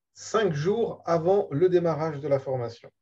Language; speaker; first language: French; native; French